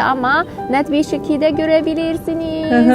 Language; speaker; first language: Turkish; non-native, fluent; Chinese